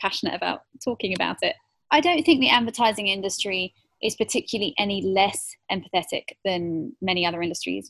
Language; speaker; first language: English; native; English